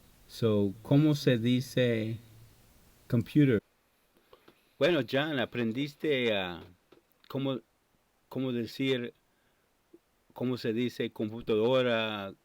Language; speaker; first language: Spanish; non-native, fluent; English